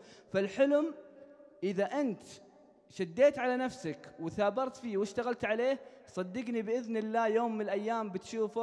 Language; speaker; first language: Arabic; native; Arabic